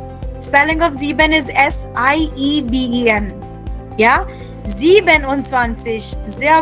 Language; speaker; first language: German; non-native, fluent; Hindi